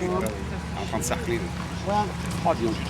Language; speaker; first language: French; native; French